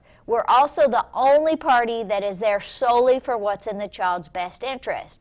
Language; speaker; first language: English; native; English